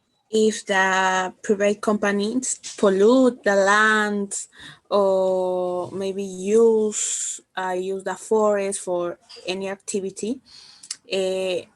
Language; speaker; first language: English; non-native, learner; Spanish